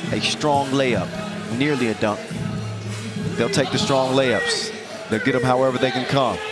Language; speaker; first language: English; native; English